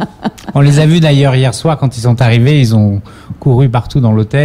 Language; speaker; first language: French; native; French